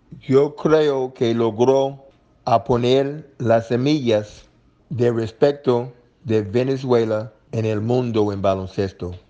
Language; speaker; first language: Spanish; non-native, learner; English